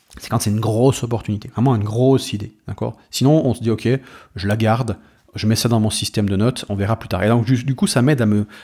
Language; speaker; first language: French; native; French